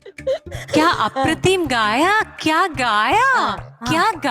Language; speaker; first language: Hindi; non-native, fluent; Malayalam